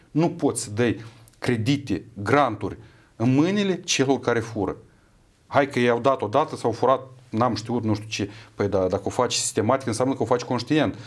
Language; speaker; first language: Romanian; native; Romanian